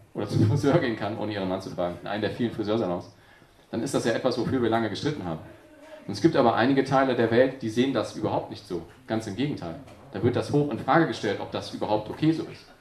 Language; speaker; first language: German; native; German